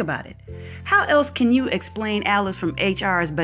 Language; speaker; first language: English; native; English